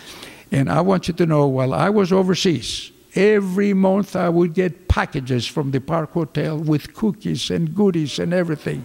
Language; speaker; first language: English; non-native, fluent; Greek